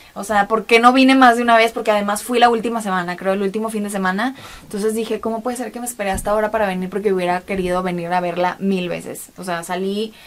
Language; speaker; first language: Spanish; native; Spanish